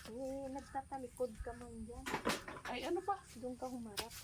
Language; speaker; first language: Filipino; non-native, local second language; Cebuano